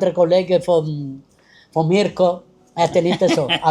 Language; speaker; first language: German; non-native, learner; Italian